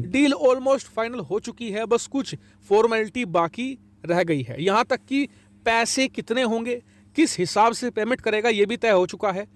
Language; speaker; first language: Hindi; native; Hindi